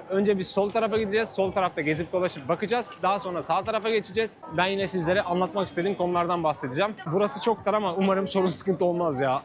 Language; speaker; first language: Turkish; native; Turkish